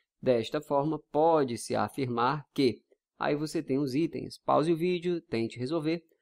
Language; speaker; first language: Portuguese; native; Portuguese